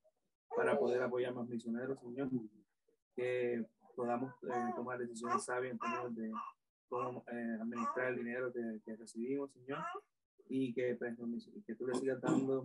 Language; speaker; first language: Spanish; native; Spanish